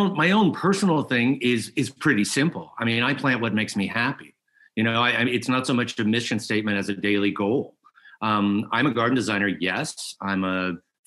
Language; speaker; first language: English; native; English